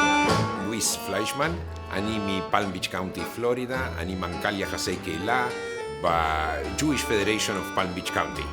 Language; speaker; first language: Hebrew; non-native, fluent; English